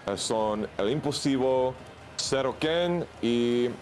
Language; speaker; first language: Spanish; non-native, learner; English